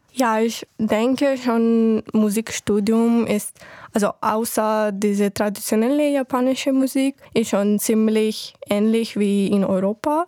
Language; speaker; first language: German; non-native, fluent; Ukrainian